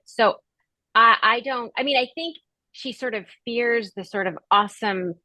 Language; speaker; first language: English; native; English